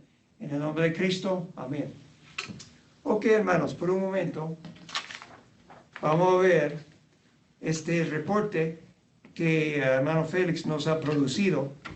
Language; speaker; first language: Spanish; non-native, fluent; English